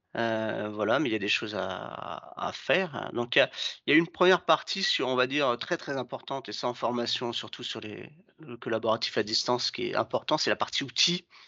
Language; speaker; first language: French; native; French